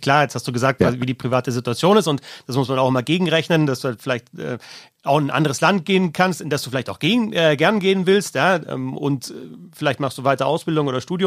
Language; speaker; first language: German; native; German